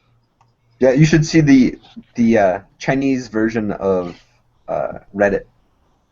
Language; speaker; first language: English; native; English